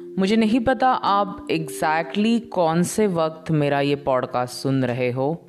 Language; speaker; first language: Hindi; non-native, local second language; Marathi